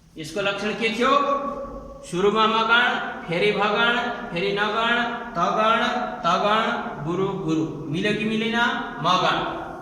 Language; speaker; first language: Nepali; native; Nepali